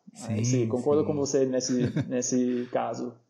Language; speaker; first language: Portuguese; non-native, fluent; English